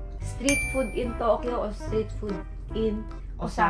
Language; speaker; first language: English; non-native, learner; Filipino